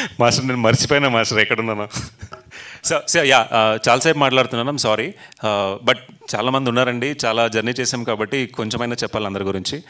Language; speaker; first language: Telugu; native; Telugu